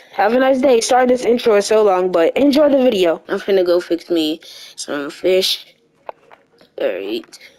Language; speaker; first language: English; native; English